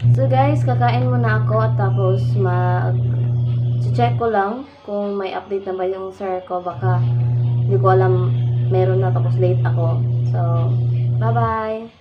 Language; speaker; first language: Filipino; non-native, local second language; Cebuano